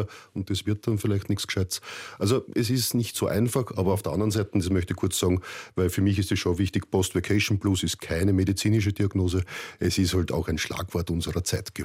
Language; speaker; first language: German; native; German